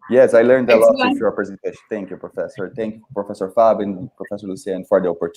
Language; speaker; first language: English; non-native, fluent; Portuguese